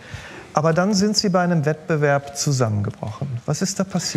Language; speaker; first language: German; native; German